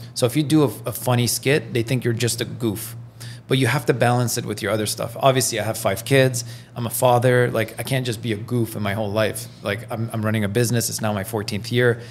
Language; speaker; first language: English; non-native, fluent; French